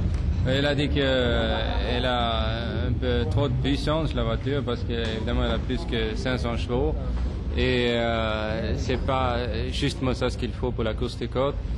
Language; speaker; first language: French; non-native, fluent; Swedish